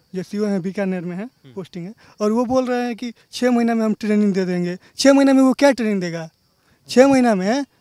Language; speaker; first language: Hindi; native; Hindi